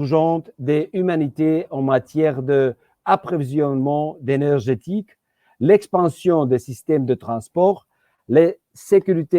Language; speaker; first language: French; non-native, fluent; Georgian